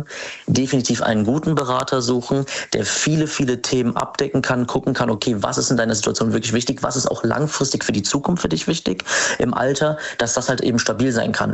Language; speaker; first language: German; native; German